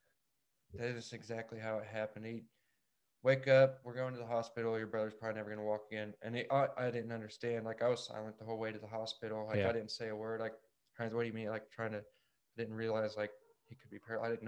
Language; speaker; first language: English; native; English